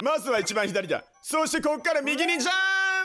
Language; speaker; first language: Japanese; native; Japanese